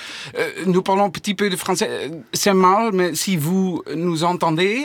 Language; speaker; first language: French; non-native, learner; Dutch